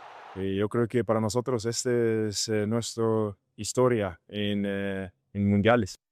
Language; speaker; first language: Spanish; non-native, learner; German